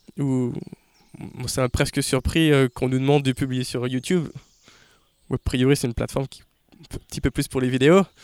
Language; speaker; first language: French; native; French